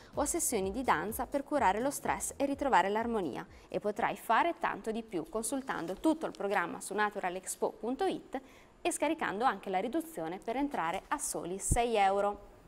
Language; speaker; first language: Italian; native; Italian